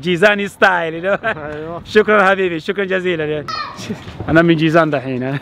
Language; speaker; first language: Arabic; non-native, learner; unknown